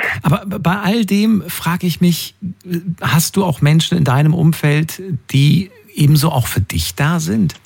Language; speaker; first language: German; native; German